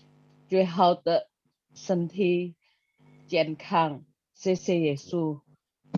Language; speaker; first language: Chinese; non-native, learner; Indonesian